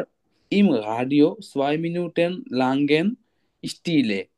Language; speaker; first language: German; non-native, learner; Bangla